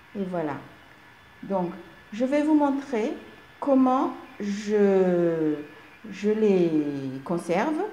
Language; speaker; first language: French; non-native, local second language; Malagasy